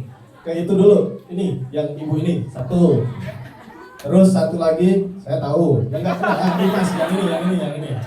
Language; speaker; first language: Indonesian; native; Indonesian